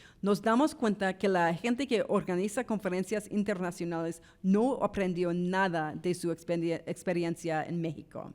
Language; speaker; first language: Spanish; non-native, fluent; English